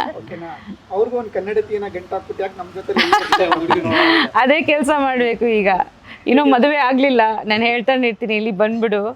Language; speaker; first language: Kannada; non-native, fluent; Bangla